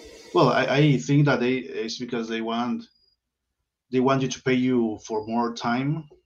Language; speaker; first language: English; non-native, learner; Spanish